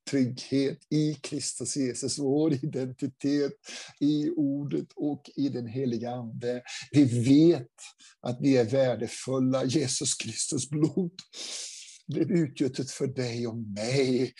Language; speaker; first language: Swedish; non-native, fluent; Portuguese